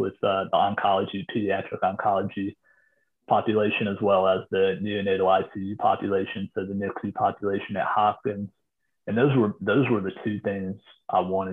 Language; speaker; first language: English; native; English